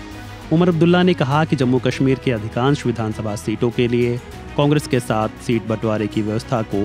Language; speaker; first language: Hindi; native; Hindi